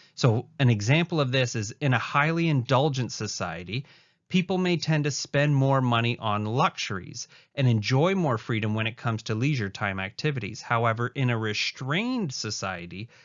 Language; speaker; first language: English; native; English